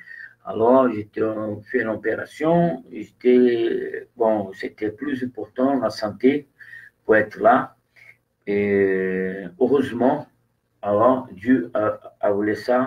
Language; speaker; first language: French; non-native, fluent; Portuguese